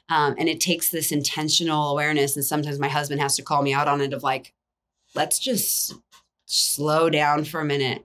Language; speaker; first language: English; native; English